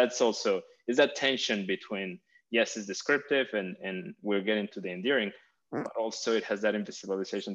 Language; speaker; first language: English; non-native, fluent; Spanish